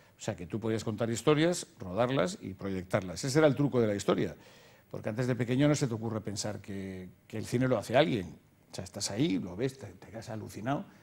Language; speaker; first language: Spanish; native; Spanish